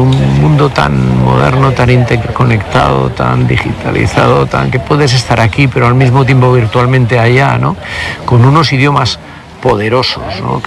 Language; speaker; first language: Spanish; native; Spanish